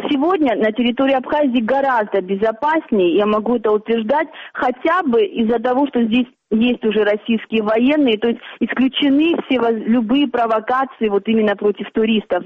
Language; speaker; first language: Russian; native; Russian